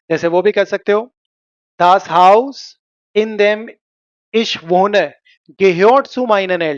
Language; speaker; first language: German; non-native, fluent; Hindi